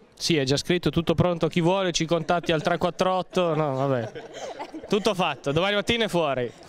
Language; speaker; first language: Italian; native; Italian